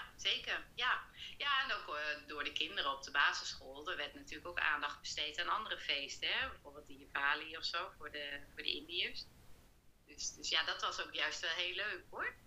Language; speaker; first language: Dutch; native; Dutch